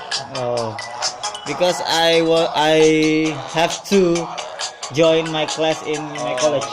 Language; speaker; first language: English; non-native, learner; Indonesian